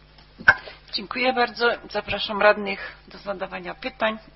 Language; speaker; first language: Polish; native; Polish